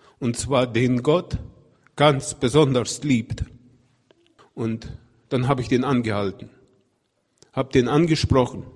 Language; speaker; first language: German; non-native, fluent; Russian